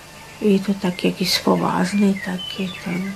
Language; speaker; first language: Polish; non-native, fluent; Russian